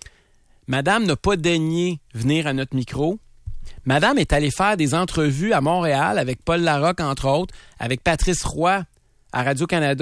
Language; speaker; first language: French; native; French